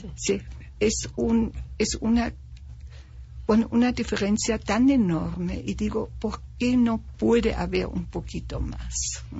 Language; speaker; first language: Spanish; non-native, fluent; German